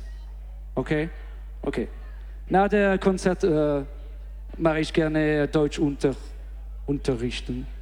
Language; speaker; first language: German; non-native, learner; English